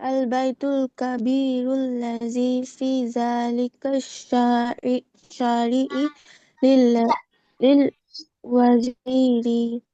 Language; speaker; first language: Arabic; non-native, learner; Bangla